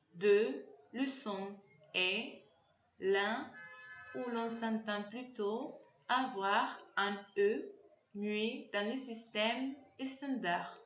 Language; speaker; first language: French; non-native, learner; Spanish